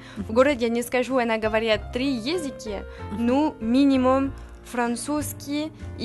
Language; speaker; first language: Russian; non-native, learner; French